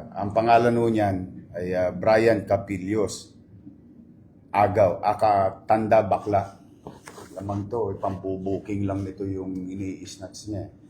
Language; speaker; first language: Filipino; native; Filipino